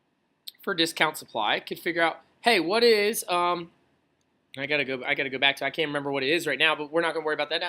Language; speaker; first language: English; native; English